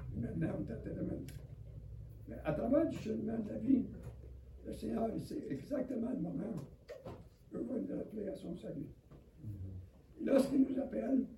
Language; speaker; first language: French; non-native, local second language; English